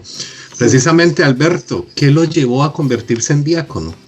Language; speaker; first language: Spanish; native; Spanish